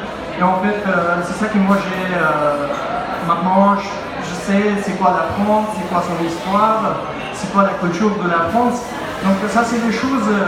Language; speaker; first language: French; non-native, learner; Pashto